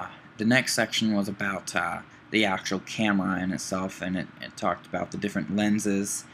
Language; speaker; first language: English; native; English